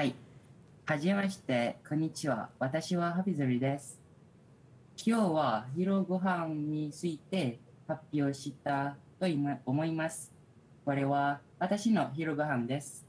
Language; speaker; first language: Japanese; non-native, learner; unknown